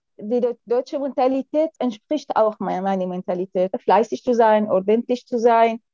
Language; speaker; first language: German; non-native, fluent; Arabic